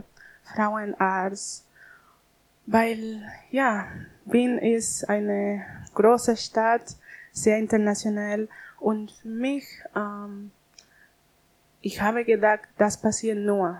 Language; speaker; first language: German; non-native, learner; Spanish